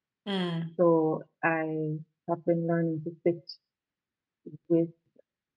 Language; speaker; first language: English; non-native, local second language; Jamaican Creole English